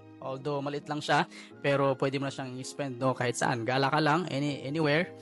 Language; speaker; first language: Filipino; non-native, local second language; Cebuano